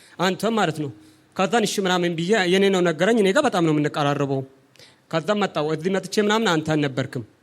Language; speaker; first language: Amharic; non-native, local second language; Oromo